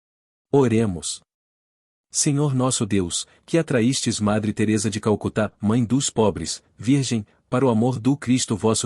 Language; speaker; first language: Portuguese; native; Portuguese